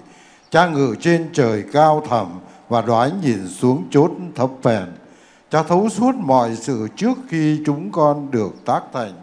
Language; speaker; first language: Vietnamese; native; Vietnamese